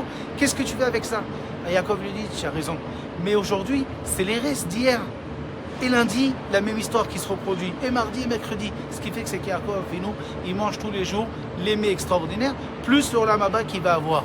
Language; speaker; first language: French; native; French